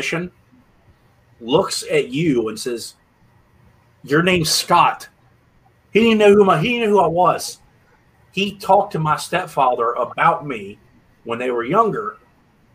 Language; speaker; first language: English; native; English